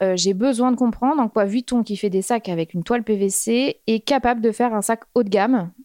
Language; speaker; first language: French; native; French